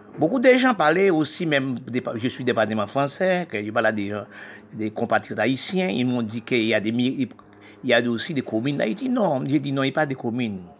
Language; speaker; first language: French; non-native, local second language; Haitian Creole